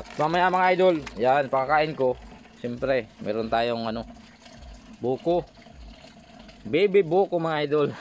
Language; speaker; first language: Filipino; non-native, local second language; Bikol